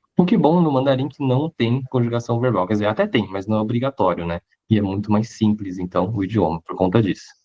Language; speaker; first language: Portuguese; early bilingual, other home language; Hakka Chinese